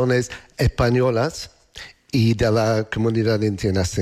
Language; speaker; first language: Spanish; non-native, fluent; English